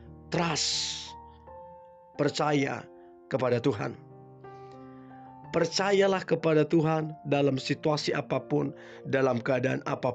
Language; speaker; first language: Indonesian; native; Indonesian